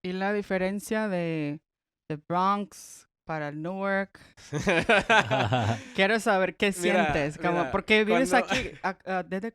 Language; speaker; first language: Spanish; non-native, fluent; Portuguese